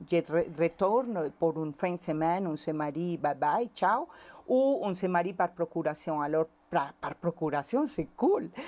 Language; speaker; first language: French; non-native, fluent; Spanish